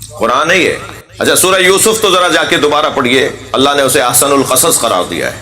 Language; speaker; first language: Urdu; native; Urdu